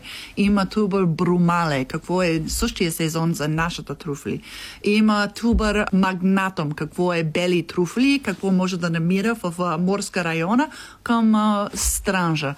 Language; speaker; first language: Bulgarian; non-native, learner; English